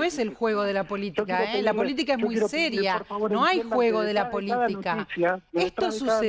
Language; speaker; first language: Spanish; native; Spanish